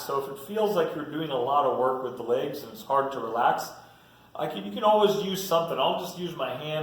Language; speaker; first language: English; native; English